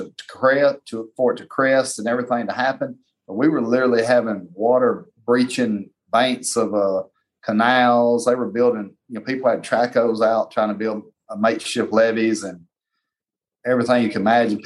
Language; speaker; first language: English; native; English